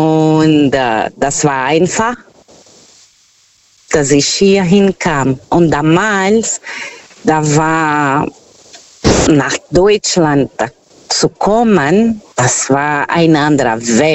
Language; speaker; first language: German; non-native, learner; Portuguese